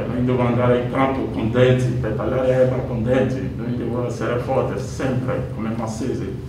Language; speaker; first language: Italian; non-native, learner; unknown